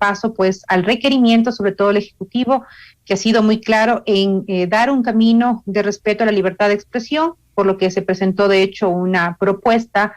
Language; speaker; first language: Spanish; native; Spanish